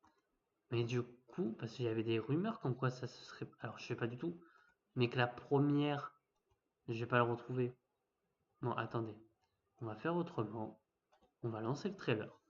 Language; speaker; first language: French; native; French